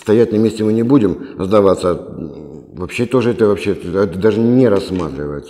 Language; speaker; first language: Russian; native; Russian